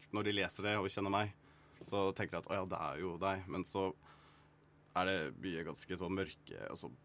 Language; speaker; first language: Norwegian; native; Norwegian